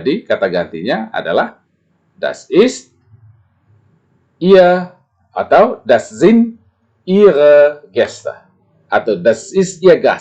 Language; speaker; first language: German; non-native, fluent; Indonesian